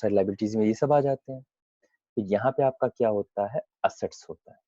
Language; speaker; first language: Hindi; native; Hindi